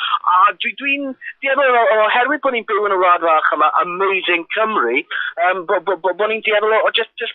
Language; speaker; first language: Welsh; non-native, local second language; English